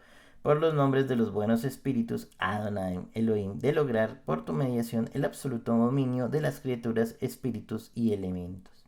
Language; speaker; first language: Spanish; native; Spanish